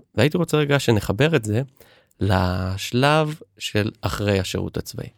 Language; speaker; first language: Hebrew; native; Hebrew